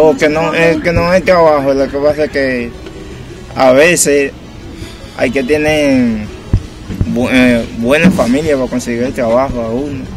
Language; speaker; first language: Spanish; non-native, learner; Haitian Creole